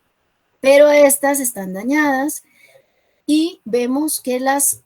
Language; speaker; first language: Spanish; native; Spanish